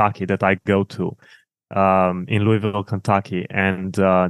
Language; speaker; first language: English; non-native, fluent; Romanian